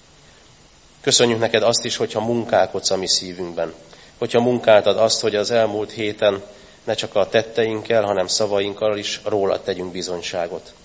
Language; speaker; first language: Hungarian; native; Hungarian